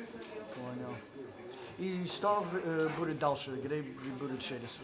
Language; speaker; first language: Russian; non-native, learner; English